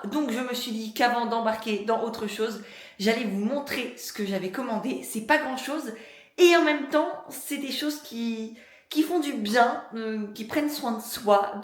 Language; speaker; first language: French; native; French